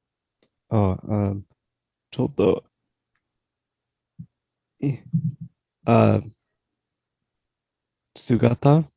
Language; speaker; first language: Japanese; non-native, learner; English